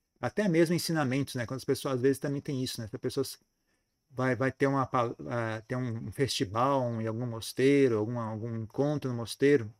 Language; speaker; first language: Portuguese; native; Portuguese